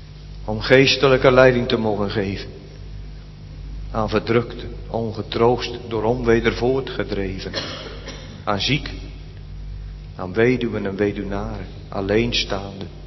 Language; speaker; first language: Dutch; native; Dutch